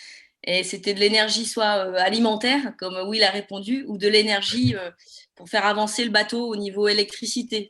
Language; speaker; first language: French; native; French